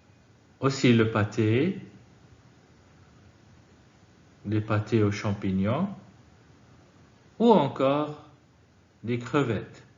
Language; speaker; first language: French; non-native, fluent; Arabic